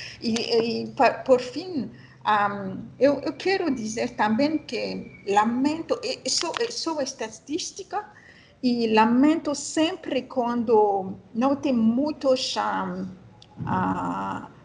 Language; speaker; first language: Portuguese; non-native, learner; French